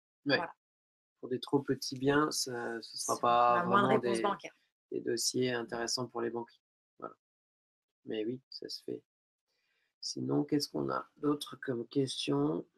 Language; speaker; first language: French; native; French